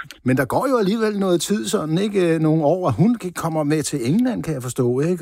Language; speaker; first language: Danish; native; Danish